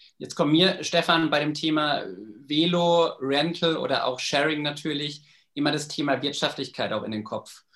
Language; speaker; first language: German; native; German